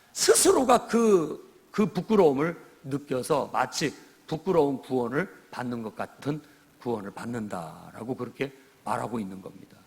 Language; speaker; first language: Korean; native; Korean